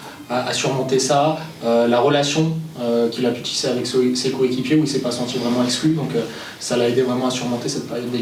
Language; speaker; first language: French; native; French